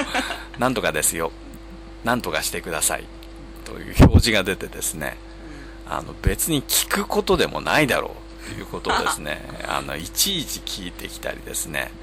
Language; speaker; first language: Japanese; native; Japanese